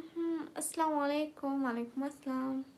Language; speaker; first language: Hindi; non-native, local second language; Punjabi